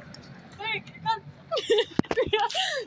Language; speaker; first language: Spanish; native; Spanish